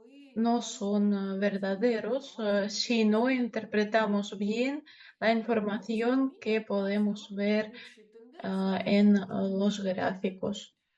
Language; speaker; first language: Spanish; non-native, fluent; Russian